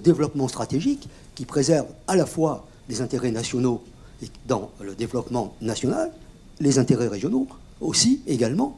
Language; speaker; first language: French; native; French